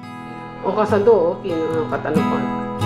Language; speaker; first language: Japanese; non-native, learner; Filipino